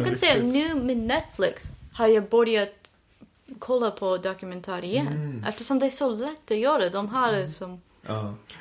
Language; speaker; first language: Swedish; non-native, learner; English